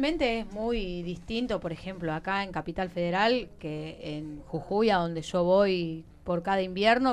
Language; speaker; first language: Spanish; native; Spanish